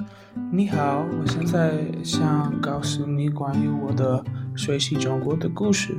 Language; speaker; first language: Chinese; non-native, learner; Russian